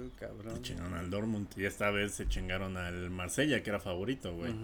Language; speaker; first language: Spanish; native; Spanish